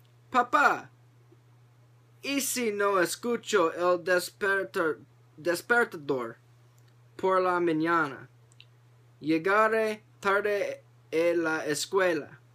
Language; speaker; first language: Spanish; non-native, learner; English